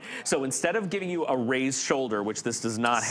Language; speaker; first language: English; native; English